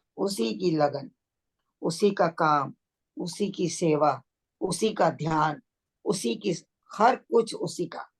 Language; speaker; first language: Hindi; native; Hindi